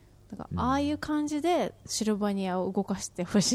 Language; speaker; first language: Japanese; native; Japanese